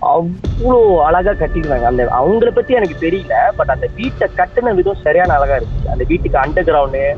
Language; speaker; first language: Tamil; early bilingual, heritage; Tamil